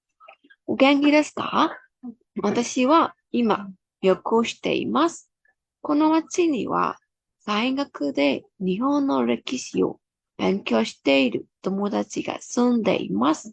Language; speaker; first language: Japanese; non-native, fluent; Burmese